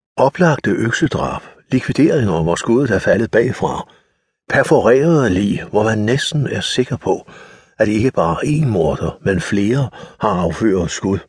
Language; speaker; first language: Danish; native; Danish